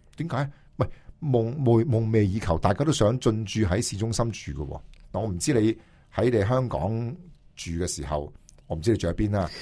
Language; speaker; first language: Cantonese; native; Cantonese